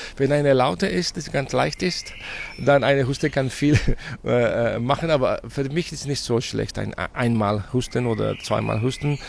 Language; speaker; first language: German; non-native, fluent; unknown